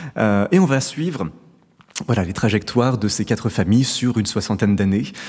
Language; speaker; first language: French; native; French